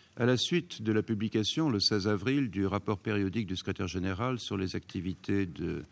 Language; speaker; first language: French; native; French